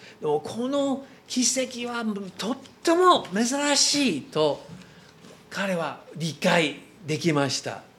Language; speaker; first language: Japanese; non-native, learner; English